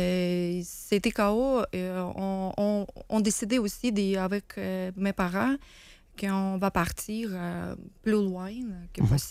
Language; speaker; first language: French; non-native, learner; Ukrainian